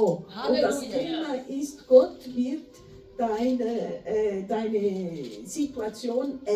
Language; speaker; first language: German; non-native, fluent; Portuguese